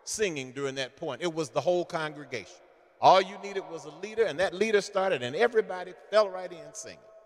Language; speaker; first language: English; native; English